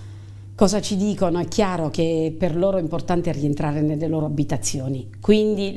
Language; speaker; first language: Italian; native; Italian